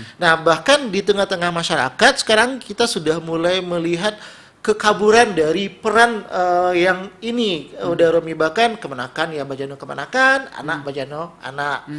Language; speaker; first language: Indonesian; non-native, local second language; Minangkabau